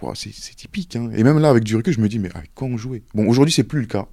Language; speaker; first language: French; native; French